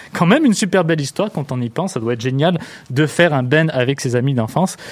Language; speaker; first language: French; native; French